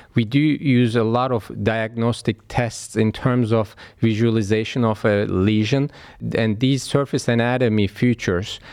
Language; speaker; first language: English; non-native, fluent; Turkish